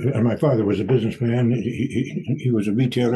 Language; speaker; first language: English; native; English